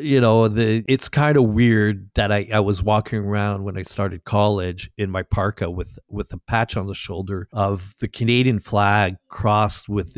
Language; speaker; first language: English; non-native, fluent; French